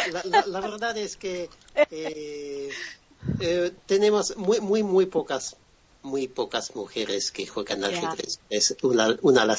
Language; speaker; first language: Spanish; non-native, fluent; French